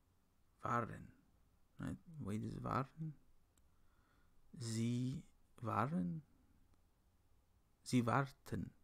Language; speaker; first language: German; non-native, learner; English